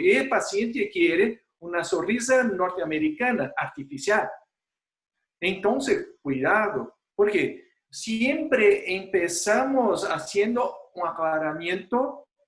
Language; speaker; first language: Spanish; non-native, fluent; Portuguese